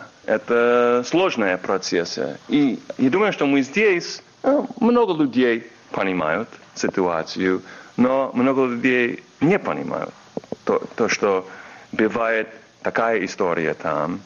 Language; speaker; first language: Russian; non-native, learner; English